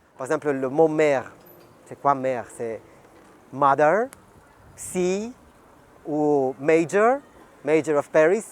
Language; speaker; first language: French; non-native, fluent; Bulgarian